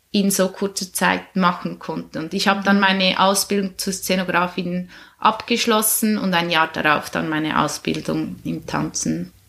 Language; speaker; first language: German; native; German